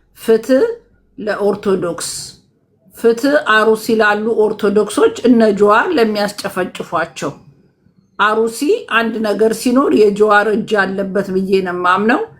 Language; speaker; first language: Amharic; native; Amharic